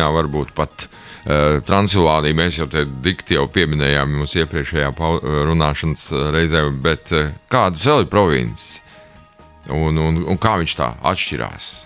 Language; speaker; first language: Latvian; native; Latvian